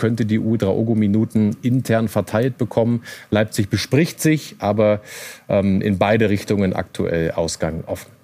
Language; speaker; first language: German; native; German